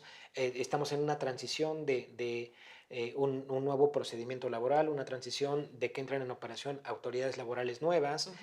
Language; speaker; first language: Spanish; native; Spanish